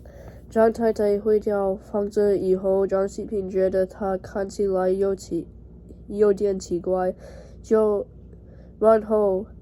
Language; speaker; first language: Chinese; non-native, learner; English